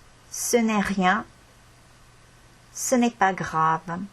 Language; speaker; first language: French; non-native, fluent; Estonian